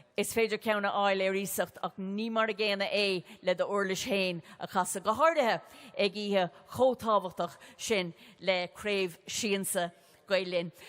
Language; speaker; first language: Irish; native; Irish